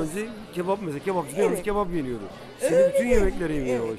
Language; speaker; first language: Turkish; native; Turkish